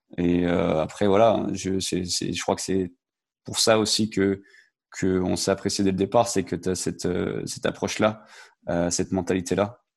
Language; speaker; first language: French; native; French